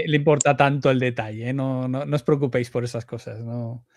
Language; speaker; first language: Spanish; native; Spanish